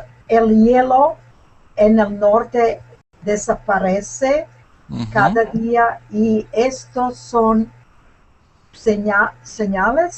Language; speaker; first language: Spanish; non-native, learner; English